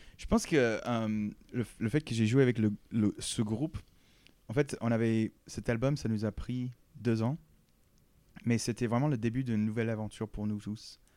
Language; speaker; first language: French; non-native, fluent; English